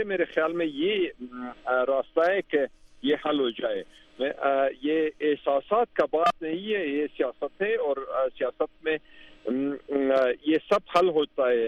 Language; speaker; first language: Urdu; non-native, fluent; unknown